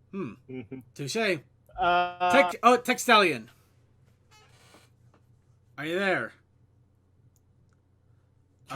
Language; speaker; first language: English; native; English